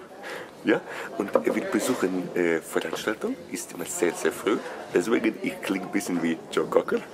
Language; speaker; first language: German; non-native, learner; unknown